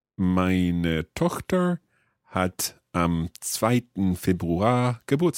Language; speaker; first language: German; non-native, learner; English